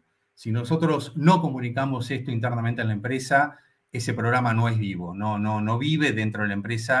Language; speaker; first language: Spanish; native; Spanish